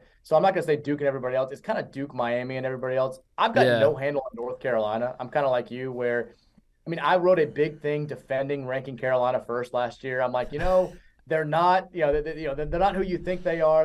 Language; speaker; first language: English; native; English